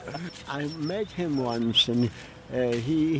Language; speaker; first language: English; native; English